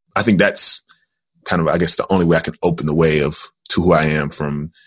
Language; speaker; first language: English; native; English